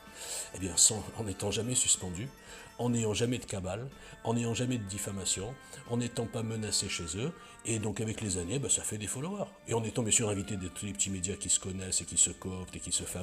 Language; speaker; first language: French; native; French